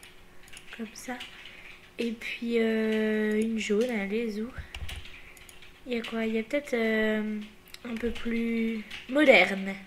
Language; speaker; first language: French; native; French